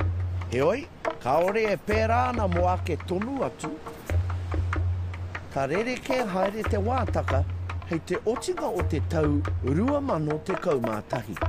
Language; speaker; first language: Māori; non-native, local second language; English